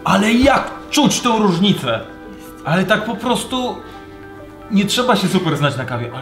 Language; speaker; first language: Polish; native; Polish